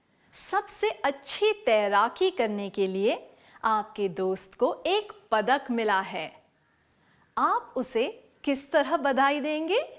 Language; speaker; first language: Hindi; native; Hindi